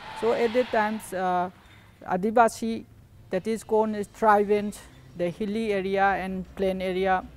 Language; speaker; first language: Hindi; non-native, local second language; Manipuri